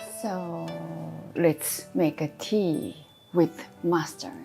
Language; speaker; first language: English; non-native, fluent; Japanese